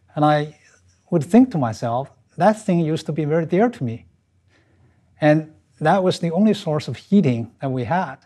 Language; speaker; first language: English; non-native, fluent; Chinese